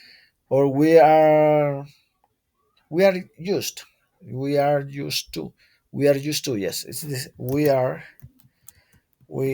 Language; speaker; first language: English; non-native, learner; Spanish